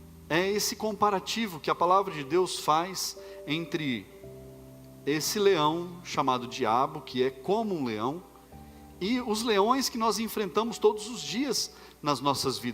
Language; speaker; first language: Portuguese; native; Portuguese